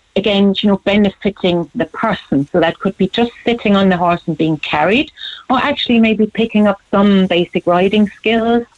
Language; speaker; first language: English; non-native, fluent; German